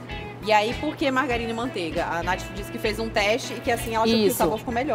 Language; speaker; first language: Portuguese; native; Portuguese